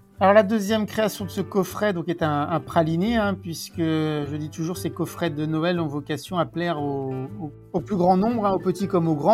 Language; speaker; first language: French; native; French